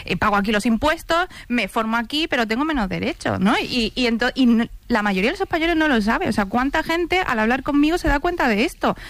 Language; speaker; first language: Spanish; early bilingual, other home language; Chinese